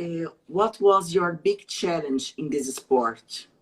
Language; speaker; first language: English; non-native, learner; Portuguese